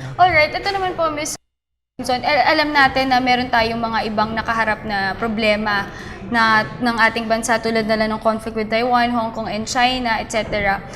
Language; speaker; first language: Filipino; native; Filipino